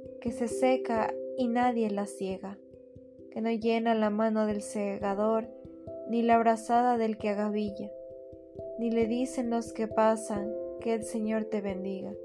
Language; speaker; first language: Spanish; native; Spanish